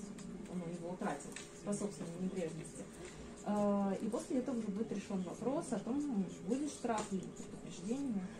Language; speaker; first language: Russian; native; Russian